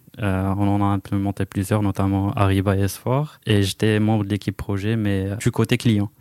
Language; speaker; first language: French; non-native, local second language; Arabic